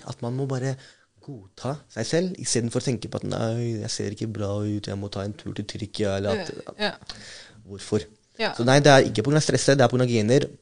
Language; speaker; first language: Norwegian; non-native, fluent; Urdu